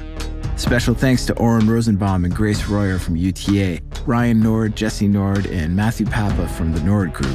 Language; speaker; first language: English; native; English